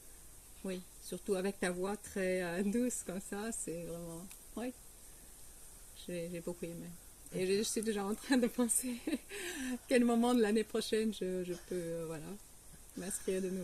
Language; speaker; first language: French; non-native, fluent; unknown